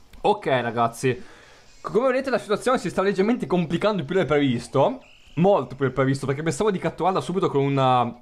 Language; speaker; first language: Italian; native; Italian